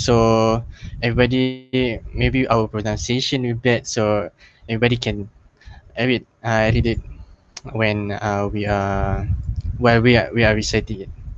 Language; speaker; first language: English; non-native, local second language; Malay